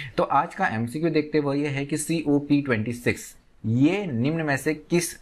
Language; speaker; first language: Hindi; native; Hindi